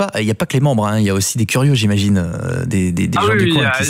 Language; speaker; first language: French; native; French